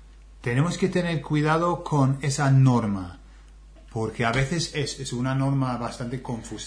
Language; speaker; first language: Spanish; non-native, fluent; English